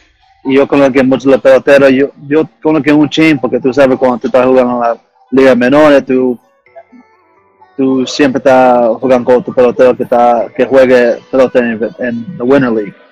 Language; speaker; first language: Spanish; early bilingual, heritage; English